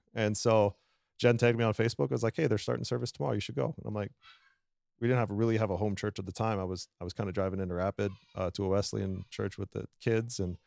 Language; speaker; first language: English; native; English